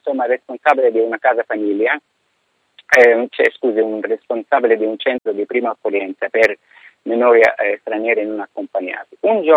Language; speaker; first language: Italian; non-native, fluent; Arabic